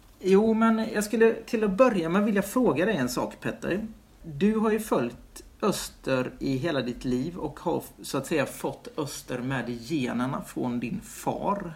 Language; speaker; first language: Swedish; native; Swedish